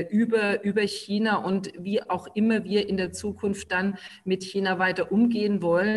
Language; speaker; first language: German; native; German